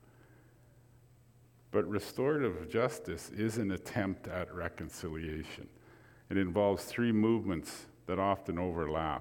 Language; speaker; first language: English; native; English